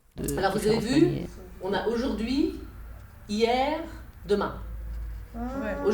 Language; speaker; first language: French; native; French